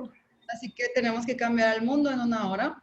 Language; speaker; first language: Spanish; native; Spanish